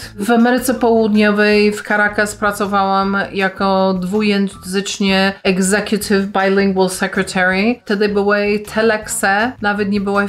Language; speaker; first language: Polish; non-native, fluent; English